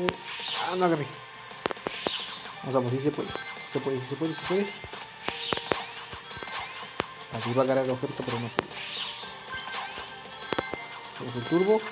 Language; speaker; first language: Spanish; native; Spanish